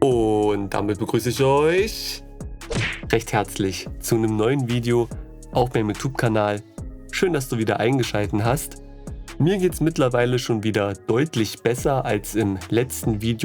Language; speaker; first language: German; native; German